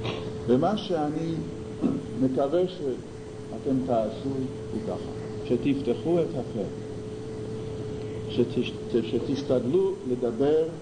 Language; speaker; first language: Hebrew; non-native, fluent; English